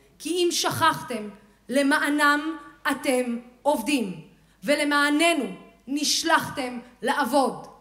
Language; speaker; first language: Hebrew; non-native, local second language; Arabic